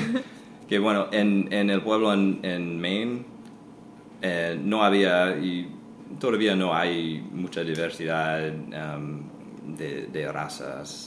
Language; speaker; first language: Spanish; non-native, fluent; English